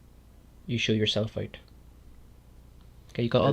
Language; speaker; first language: English; native; English